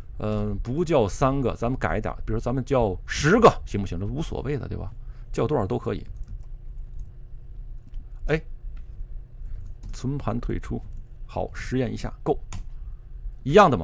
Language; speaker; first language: Chinese; native; Chinese